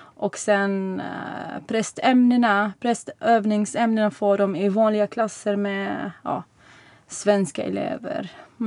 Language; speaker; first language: Swedish; non-native, fluent; Arabic